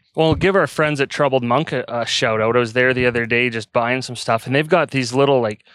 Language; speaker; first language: English; native; English